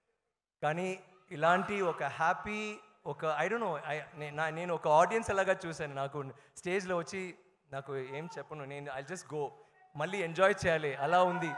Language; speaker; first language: Telugu; non-native, learner; Tamil